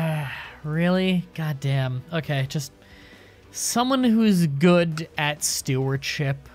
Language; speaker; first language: English; native; English